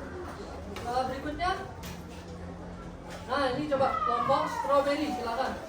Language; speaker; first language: Indonesian; native; Indonesian